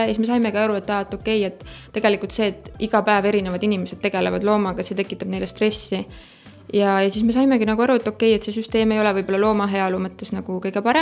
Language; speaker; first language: Estonian; native; Estonian